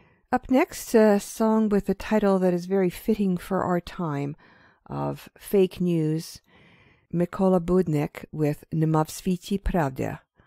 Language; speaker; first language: English; early bilingual, other home language; Ukrainian